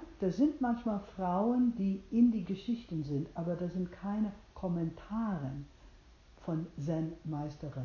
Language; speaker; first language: German; non-native, fluent; English